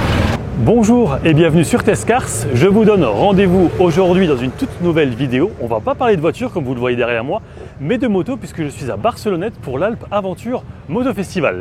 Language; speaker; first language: French; native; French